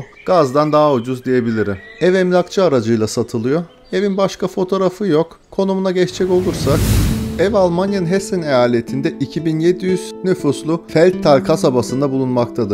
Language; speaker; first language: Turkish; native; Turkish